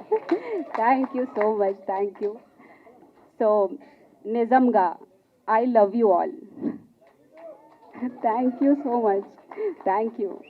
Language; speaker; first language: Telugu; non-native, learner; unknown